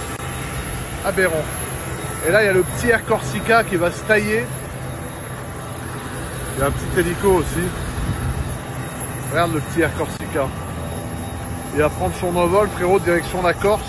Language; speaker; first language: French; native; French